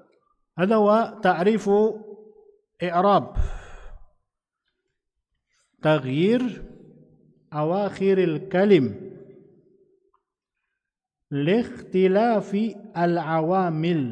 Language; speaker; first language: Arabic; non-native, fluent; Indonesian